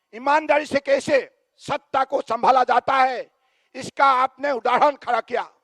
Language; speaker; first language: Hindi; non-native, local second language; Assamese